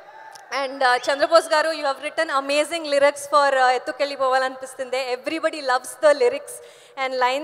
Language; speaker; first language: Telugu; non-native, learner; Kannada